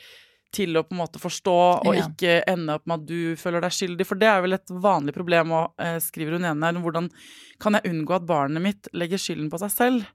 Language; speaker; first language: Norwegian; native; Norwegian